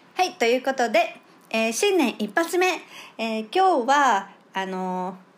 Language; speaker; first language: Japanese; native; Japanese